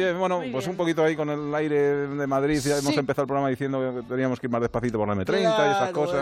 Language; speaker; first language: Spanish; native; Spanish